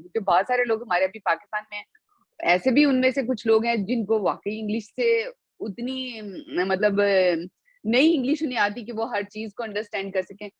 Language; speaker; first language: Urdu; non-native, local second language; Punjabi